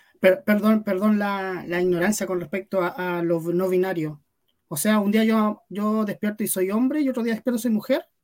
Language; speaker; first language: Spanish; native; Spanish